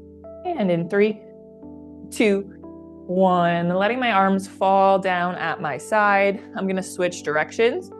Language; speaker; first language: English; native; English